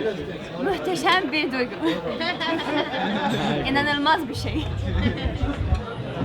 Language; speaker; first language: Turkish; non-native, learner; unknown